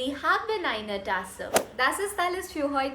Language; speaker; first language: German; non-native, fluent; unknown